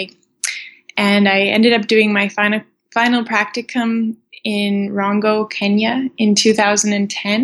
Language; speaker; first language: English; native; English